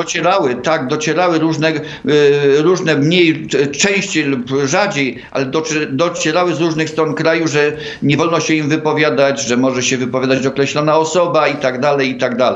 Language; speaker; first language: Polish; native; Polish